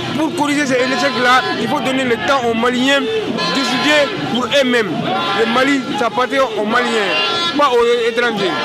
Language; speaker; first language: French; non-native, local second language; Bambara